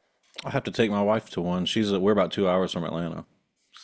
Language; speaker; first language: English; native; English